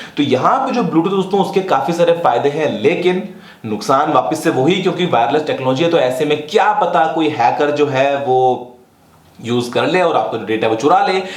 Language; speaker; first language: Hindi; native; Hindi